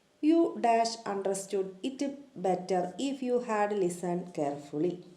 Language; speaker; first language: English; non-native, local second language; Malayalam